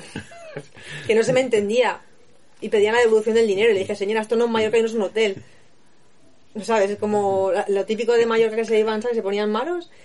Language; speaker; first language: Spanish; native; Spanish